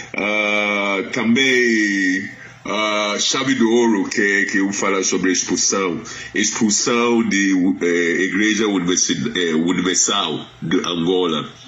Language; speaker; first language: Portuguese; non-native, fluent; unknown